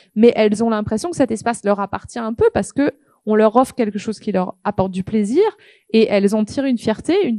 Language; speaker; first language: French; native; French